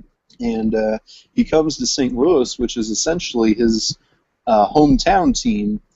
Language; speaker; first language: English; native; English